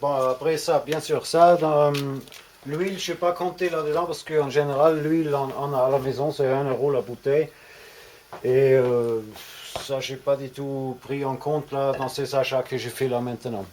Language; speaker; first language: French; non-native, fluent; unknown